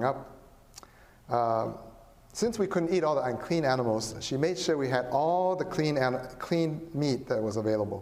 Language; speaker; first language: English; non-native, local second language; Chinese